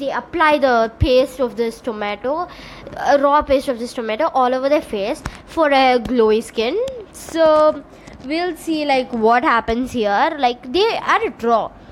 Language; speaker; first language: English; non-native, local second language; Tamil